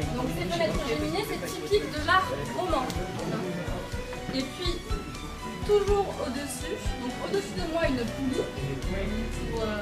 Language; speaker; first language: French; native; French